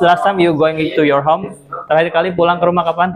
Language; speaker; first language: English; non-native, fluent; Indonesian